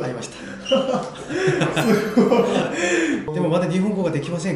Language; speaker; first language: Japanese; non-native, learner; Korean